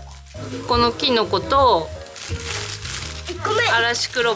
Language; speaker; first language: Japanese; native; Japanese